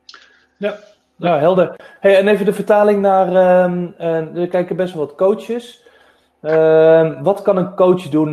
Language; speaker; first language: Dutch; native; Dutch